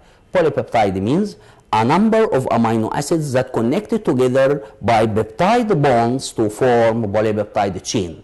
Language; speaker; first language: English; non-native, local second language; Arabic